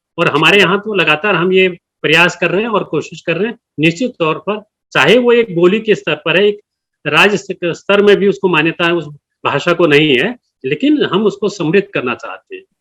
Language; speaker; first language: Hindi; non-native, local second language; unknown